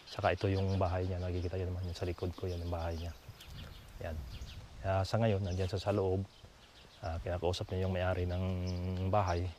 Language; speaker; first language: Filipino; non-native, local second language; Cebuano